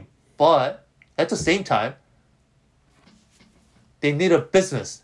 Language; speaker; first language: English; non-native, fluent; Korean